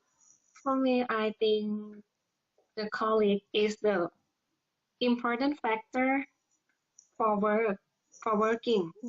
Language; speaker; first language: English; non-native, learner; Thai